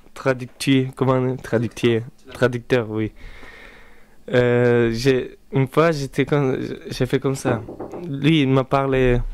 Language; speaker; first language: French; non-native, fluent; Turkish